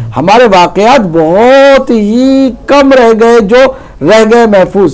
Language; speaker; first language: Urdu; native; Urdu